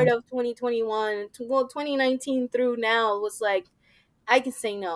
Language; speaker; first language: English; native; English